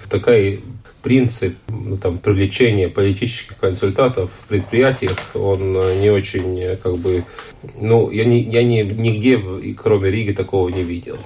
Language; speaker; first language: Russian; non-native, local second language; Latvian